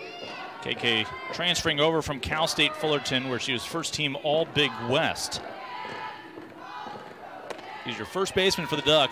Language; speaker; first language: English; native; English